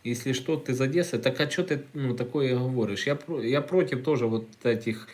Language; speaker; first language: Russian; non-native, local second language; Ukrainian